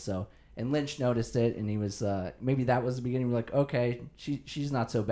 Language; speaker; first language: English; native; English